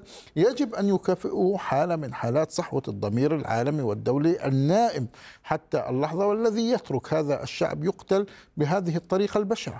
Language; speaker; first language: Arabic; native; Arabic